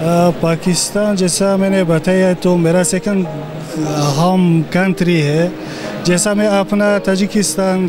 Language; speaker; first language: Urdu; non-native, fluent; Tajik